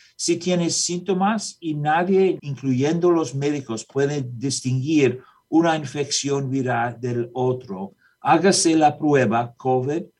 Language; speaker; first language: Spanish; non-native, learner; English